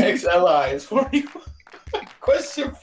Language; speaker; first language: English; native; English